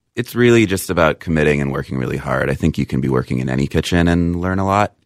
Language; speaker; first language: English; native; English